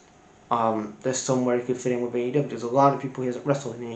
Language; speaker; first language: English; native; English